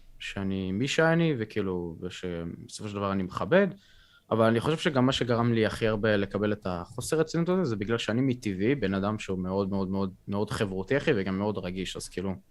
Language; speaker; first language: Hebrew; native; Hebrew